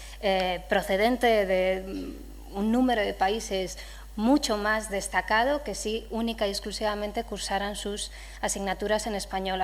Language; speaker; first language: Spanish; native; Spanish